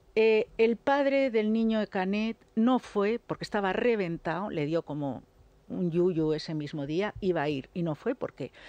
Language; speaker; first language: Spanish; native; Spanish